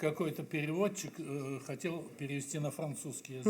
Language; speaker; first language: Russian; native; Russian